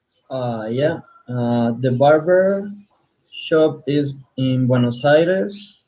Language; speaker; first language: English; non-native, learner; Spanish